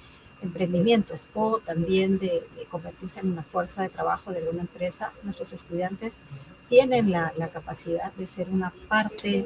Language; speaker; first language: Spanish; native; Spanish